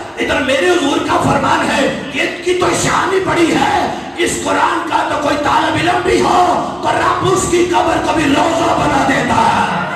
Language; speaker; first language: Urdu; non-native, local second language; Punjabi